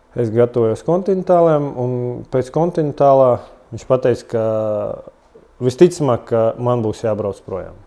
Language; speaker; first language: Latvian; non-native, local second language; Russian